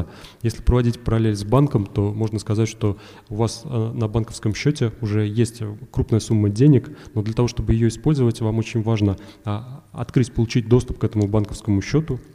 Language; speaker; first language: Russian; native; Russian